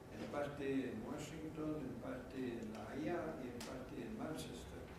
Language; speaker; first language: Spanish; non-native, fluent; French